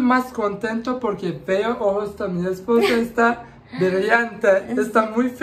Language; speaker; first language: Spanish; non-native, learner; Turkish